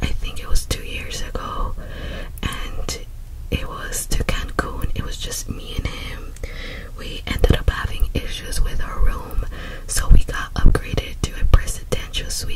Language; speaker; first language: English; early bilingual, other home language; Spanish